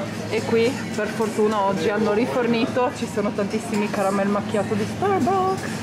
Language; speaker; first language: Italian; native; Italian